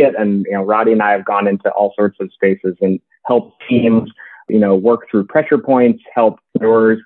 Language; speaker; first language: English; native; English